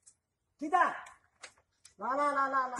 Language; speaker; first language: Arabic; non-native, learner; Hindi